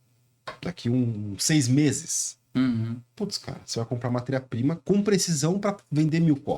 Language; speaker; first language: Portuguese; native; Portuguese